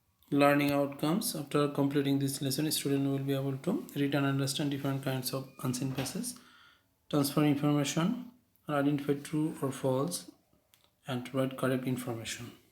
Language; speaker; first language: English; non-native, local second language; Bangla